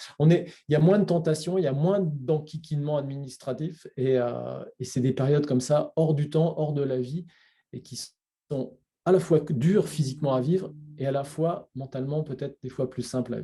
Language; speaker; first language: French; native; French